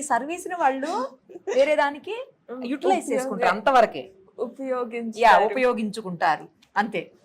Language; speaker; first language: Telugu; native; Telugu